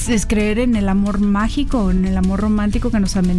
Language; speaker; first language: Spanish; native; Spanish